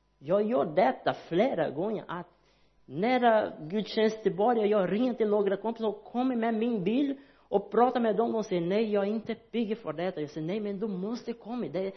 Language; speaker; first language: Swedish; non-native, learner; Portuguese